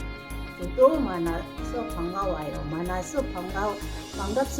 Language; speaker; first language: Korean; non-native, learner; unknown